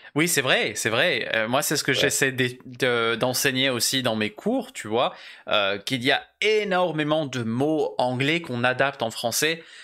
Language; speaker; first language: French; native; French